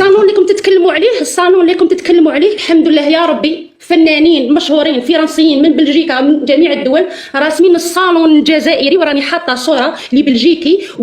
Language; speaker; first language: Arabic; native; Arabic